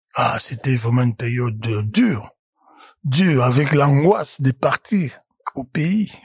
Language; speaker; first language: French; non-native, local second language; Lingala